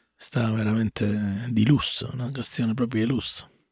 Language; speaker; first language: Italian; native; Italian